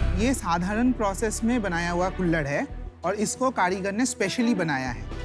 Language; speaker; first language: Hindi; non-native, local second language; Bangla